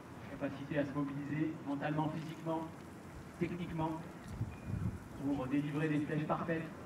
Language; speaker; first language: French; native; French